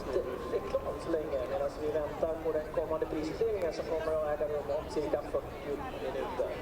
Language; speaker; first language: Swedish; native; Swedish